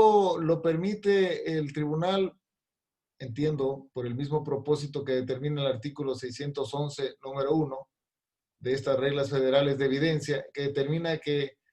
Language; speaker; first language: Spanish; native; Spanish